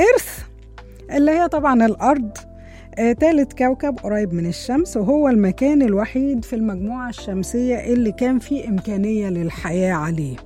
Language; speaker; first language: Arabic; native; Arabic